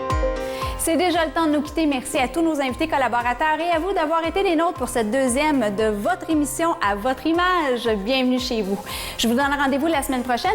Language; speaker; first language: French; native; French